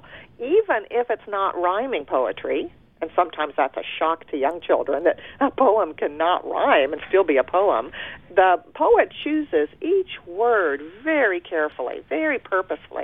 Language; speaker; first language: English; early bilingual, other home language; German